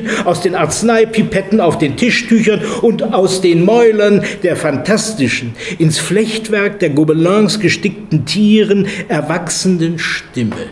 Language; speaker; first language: German; native; German